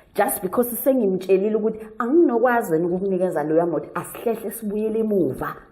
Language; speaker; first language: Zulu; native; Zulu